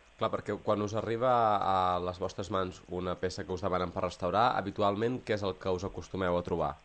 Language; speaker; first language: Catalan; native; Catalan